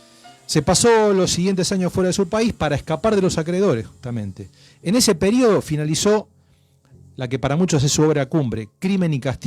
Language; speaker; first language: Spanish; native; Spanish